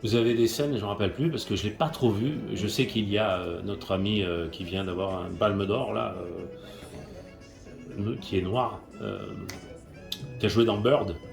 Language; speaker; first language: French; native; French